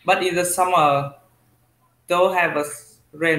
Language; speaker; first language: English; non-native, learner; Vietnamese